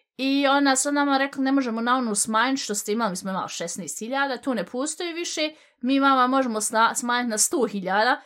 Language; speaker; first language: Bosnian; early bilingual, heritage; Bosnian